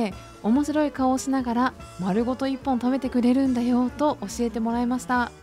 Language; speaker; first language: Japanese; native; Japanese